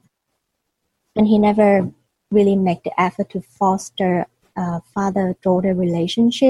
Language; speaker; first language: English; non-native, local second language; Cantonese